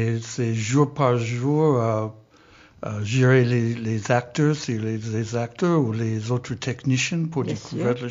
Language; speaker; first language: French; non-native, learner; English